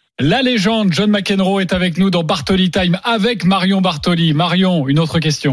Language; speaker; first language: French; native; French